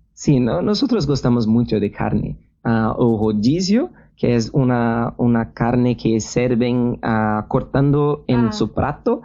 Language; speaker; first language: Spanish; non-native, learner; Portuguese